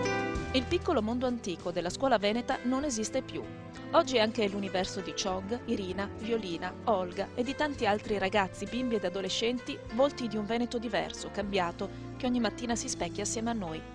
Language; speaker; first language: Italian; native; Italian